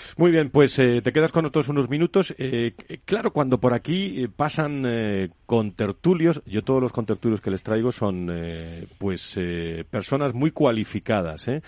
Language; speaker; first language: Spanish; native; Spanish